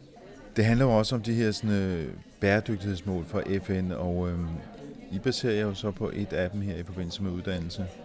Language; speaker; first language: Danish; native; Danish